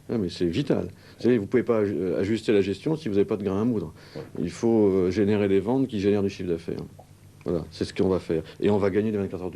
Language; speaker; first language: French; native; French